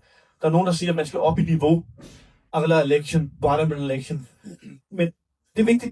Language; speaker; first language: Danish; early bilingual, other home language; Urdu